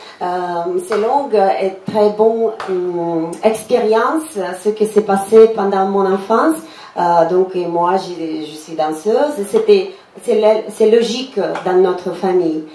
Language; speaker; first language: French; non-native, fluent; Russian